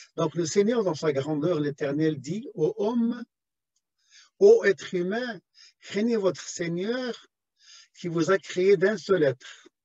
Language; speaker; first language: French; non-native, local second language; Arabic